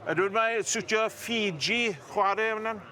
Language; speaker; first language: Welsh; non-native, local second language; English